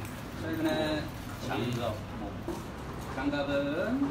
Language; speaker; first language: Korean; native; Korean